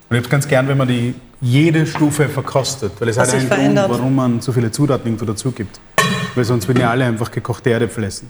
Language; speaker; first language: German; early bilingual, other home language; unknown